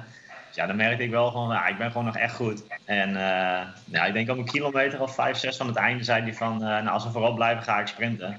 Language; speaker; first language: Dutch; native; Dutch